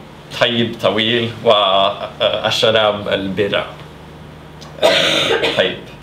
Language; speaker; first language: Arabic; non-native, learner; Norwegian